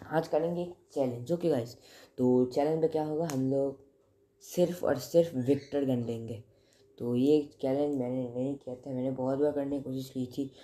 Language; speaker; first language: Hindi; native; Hindi